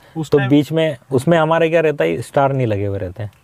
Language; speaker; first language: Hindi; native; Hindi